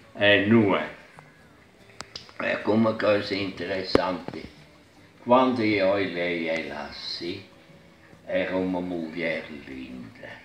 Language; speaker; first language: Portuguese; non-native, fluent; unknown